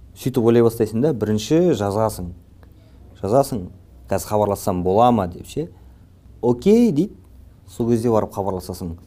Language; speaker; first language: Kazakh; native; Kazakh